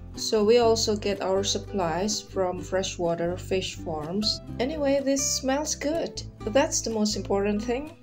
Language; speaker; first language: English; non-native, fluent; Indonesian